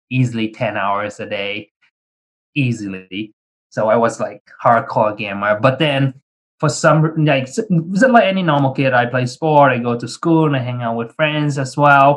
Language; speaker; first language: English; early bilingual, other home language; Vietnamese